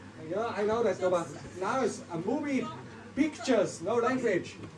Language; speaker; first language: English; non-native, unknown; German